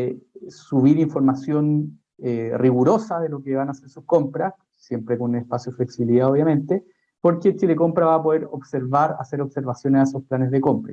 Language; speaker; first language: Spanish; native; Spanish